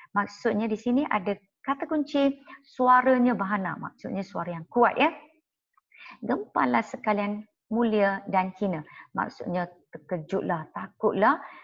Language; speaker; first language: Malay; non-native, local second language; Chinese